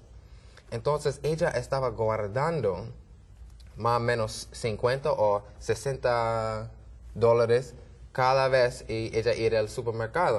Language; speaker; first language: Spanish; non-native, learner; English